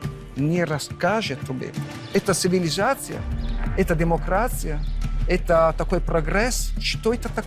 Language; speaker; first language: Russian; non-native, fluent; Italian